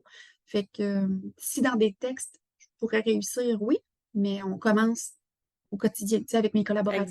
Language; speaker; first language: French; native; French